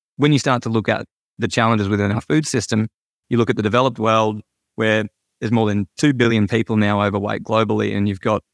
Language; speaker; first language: English; native; English